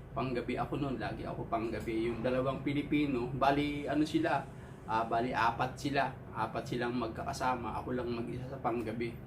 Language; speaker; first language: Filipino; native; Filipino